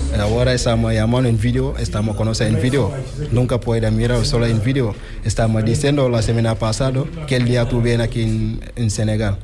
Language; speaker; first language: Spanish; non-native, learner; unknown